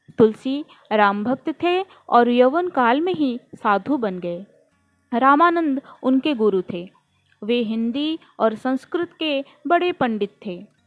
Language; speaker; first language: Hindi; non-native, local second language; Odia